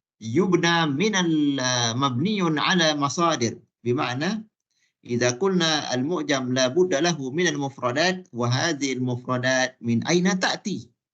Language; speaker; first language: Arabic; non-native, fluent; Malay